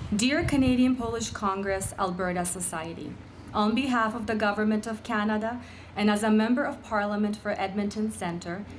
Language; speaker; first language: English; early bilingual, other home language; Polish